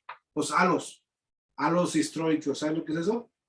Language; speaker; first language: Spanish; native; Spanish